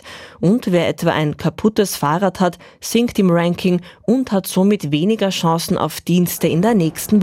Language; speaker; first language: German; native; German